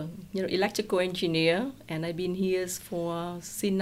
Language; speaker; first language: English; non-native, fluent; Vietnamese